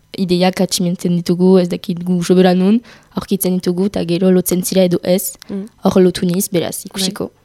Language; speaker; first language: Basque; non-native, local second language; French